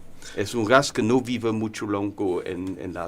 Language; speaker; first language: Spanish; non-native, learner; German